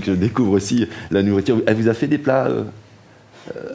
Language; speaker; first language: French; native; French